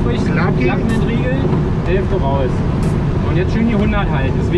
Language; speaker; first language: German; native; German